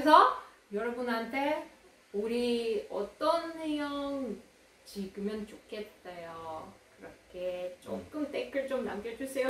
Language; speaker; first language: Korean; non-native, learner; Russian